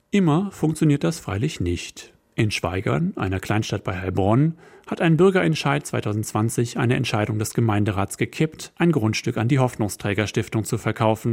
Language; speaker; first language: German; native; German